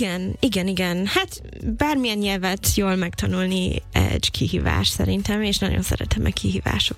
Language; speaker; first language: Hungarian; non-native, fluent; English